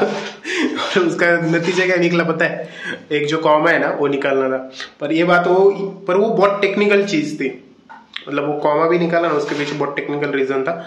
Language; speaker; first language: Hindi; non-native, local second language; Marathi